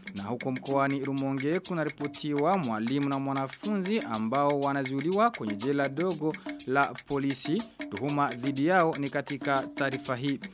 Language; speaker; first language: Swahili; non-native, local second language; Rundi